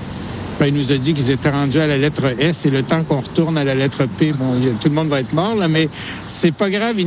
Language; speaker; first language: French; native; French